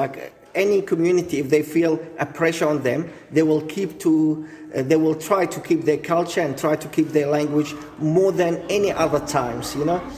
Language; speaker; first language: English; non-native, fluent; Assyrian Neo-Aramaic